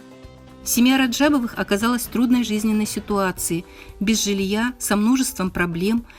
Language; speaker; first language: Russian; native; Russian